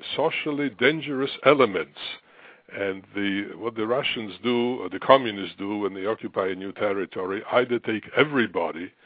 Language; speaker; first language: English; non-native, fluent; Russian